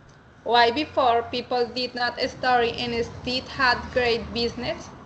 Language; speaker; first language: English; non-native, learner; Spanish